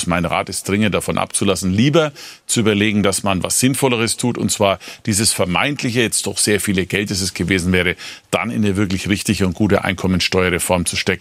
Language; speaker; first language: German; native; German